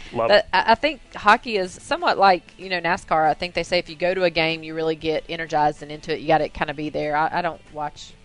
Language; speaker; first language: English; native; English